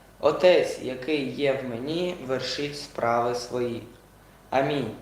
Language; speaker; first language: Ukrainian; non-native, local second language; Russian